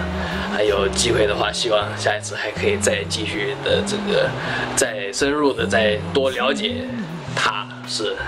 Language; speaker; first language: Chinese; non-native, fluent; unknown